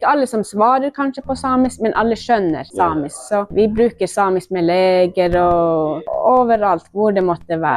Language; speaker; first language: Norwegian; non-native, local second language; Northern Sami